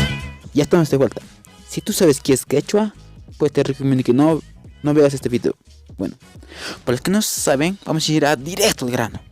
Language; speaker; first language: Spanish; non-native, local second language; Quechua